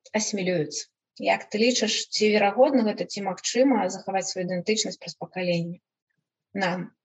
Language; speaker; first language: Belarusian; non-native, local second language; Russian